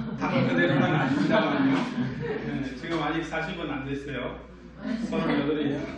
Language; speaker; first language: Korean; non-native, fluent; Sinhala